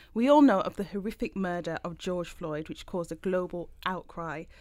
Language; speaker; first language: English; native; English